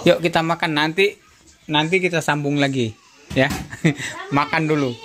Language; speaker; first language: Indonesian; native; Indonesian